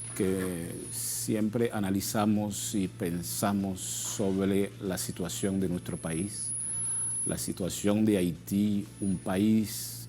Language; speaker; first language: Spanish; non-native, fluent; Haitian Creole